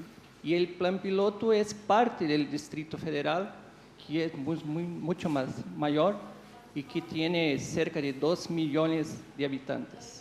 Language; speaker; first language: Spanish; non-native, fluent; Portuguese